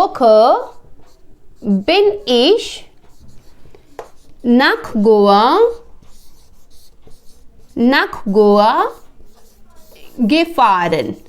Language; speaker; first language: German; non-native, fluent; Hindi